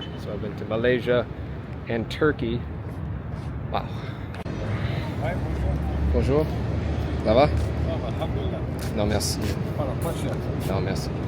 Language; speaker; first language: French; non-native, learner; English